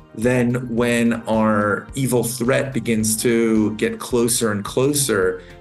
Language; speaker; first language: English; native; English